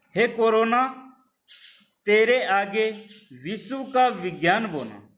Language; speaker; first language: Hindi; native; Hindi